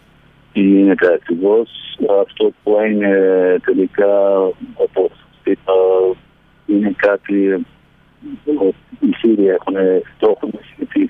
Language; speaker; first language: Greek; early bilingual, heritage; Greek